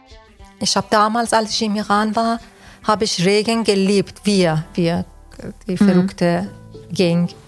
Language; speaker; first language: German; non-native, fluent; Persian